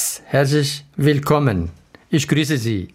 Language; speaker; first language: German; non-native, learner; Arabic